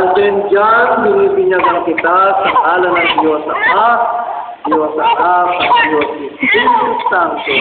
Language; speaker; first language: Filipino; native; Filipino